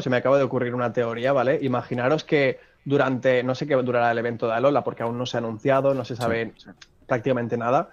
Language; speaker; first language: Spanish; native; Spanish